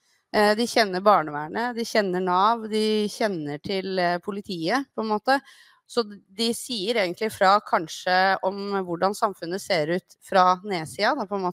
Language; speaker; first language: Norwegian; native; Norwegian